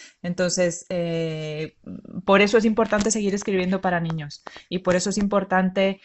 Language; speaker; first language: Spanish; native; Spanish